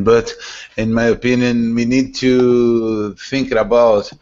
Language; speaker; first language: English; non-native, learner; Portuguese